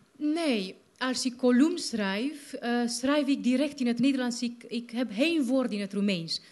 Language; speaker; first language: Dutch; non-native, fluent; Romanian